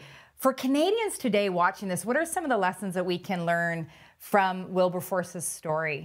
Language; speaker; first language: English; native; English